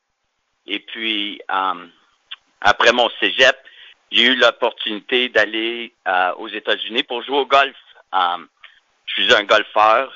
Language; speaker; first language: French; native; French